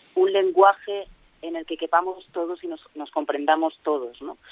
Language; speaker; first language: Spanish; native; Spanish